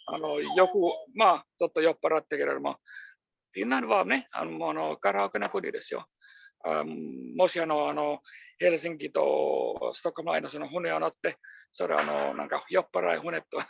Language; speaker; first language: Japanese; non-native, fluent; Finnish